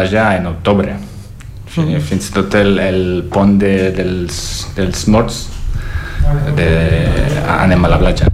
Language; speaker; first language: Catalan; non-native, fluent; Italian